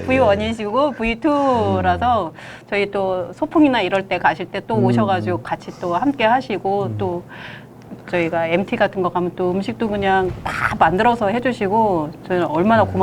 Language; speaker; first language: Korean; native; Korean